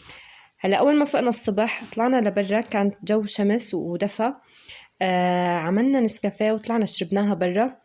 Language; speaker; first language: Arabic; native; Arabic